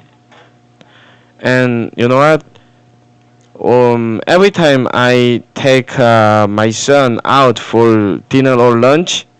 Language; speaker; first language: English; non-native, fluent; Korean